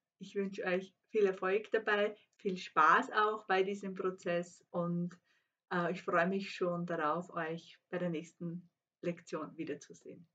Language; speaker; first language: German; non-native, fluent; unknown